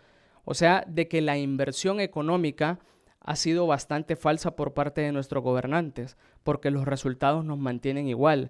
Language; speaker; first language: Spanish; native; Spanish